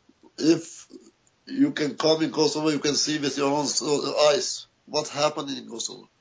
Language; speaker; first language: English; non-native, learner; Albanian